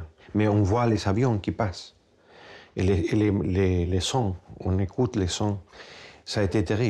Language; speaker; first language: French; non-native, fluent; Spanish